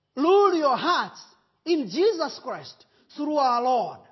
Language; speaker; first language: English; non-native, local second language; Kinyarwanda